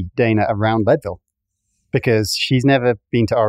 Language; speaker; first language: English; native; English